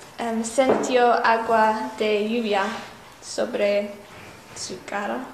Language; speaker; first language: Spanish; non-native, learner; English